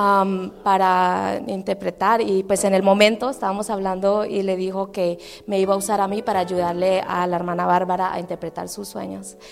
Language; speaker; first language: Spanish; native; Spanish